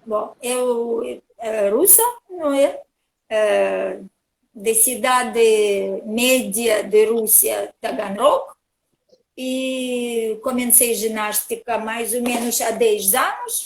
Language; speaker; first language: Portuguese; non-native, learner; Russian